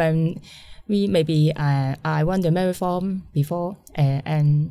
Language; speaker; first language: English; non-native, learner; Cantonese